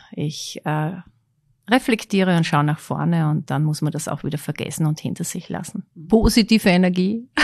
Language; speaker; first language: German; native; German